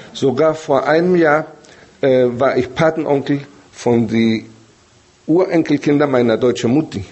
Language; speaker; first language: German; early bilingual, other home language; Spanish